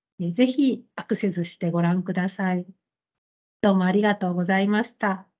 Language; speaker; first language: Japanese; native; Japanese